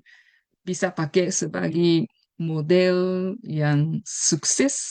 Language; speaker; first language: Indonesian; non-native, fluent; Japanese